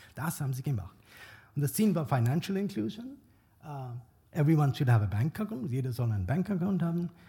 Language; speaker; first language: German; non-native, fluent; Bangla